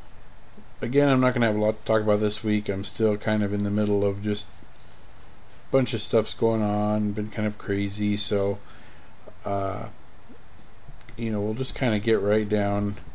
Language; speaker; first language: English; native; English